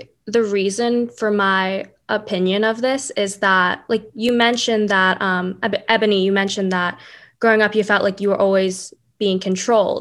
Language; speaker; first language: English; native; English